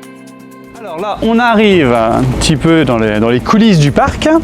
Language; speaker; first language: French; native; French